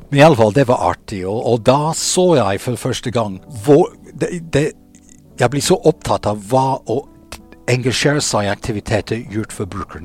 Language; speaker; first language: Norwegian; non-native, fluent; English